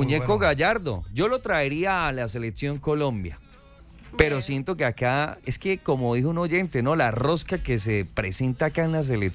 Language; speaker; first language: Spanish; native; Spanish